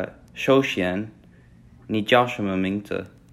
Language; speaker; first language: Chinese; non-native, learner; English